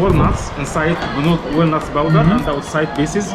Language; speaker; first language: English; non-native, learner; Turkish